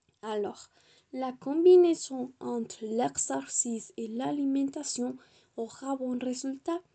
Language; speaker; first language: French; non-native, learner; Spanish